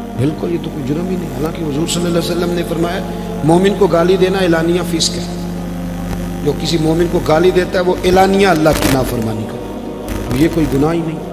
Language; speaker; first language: Urdu; non-native, local second language; Punjabi